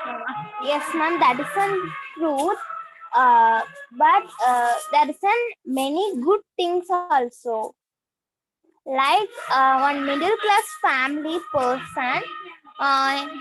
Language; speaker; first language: English; non-native, learner; Tamil